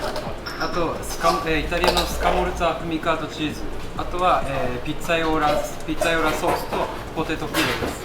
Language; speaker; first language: Japanese; non-native, fluent; Italian